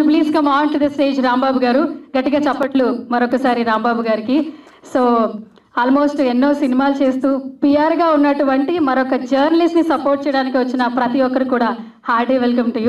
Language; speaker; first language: Telugu; native; Telugu